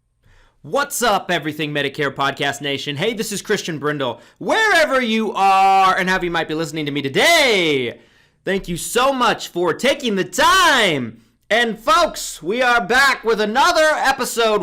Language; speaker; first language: English; native; English